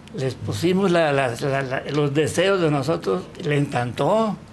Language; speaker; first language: Spanish; native; Spanish